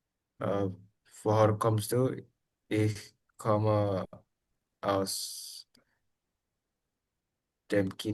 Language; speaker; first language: German; non-native, learner; Indonesian